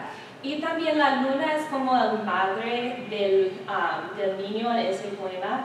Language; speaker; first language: Spanish; non-native, learner; English